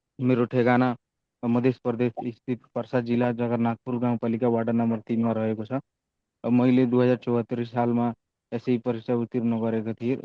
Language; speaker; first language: Nepali; non-native, local second language; Bhojpuri